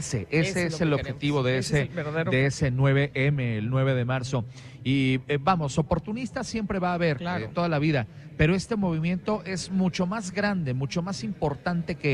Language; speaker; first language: Spanish; native; Spanish